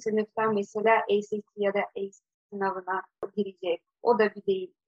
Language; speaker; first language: Turkish; non-native, fluent; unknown